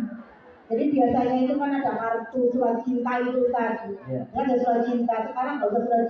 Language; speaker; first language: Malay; non-native, local second language; Javanese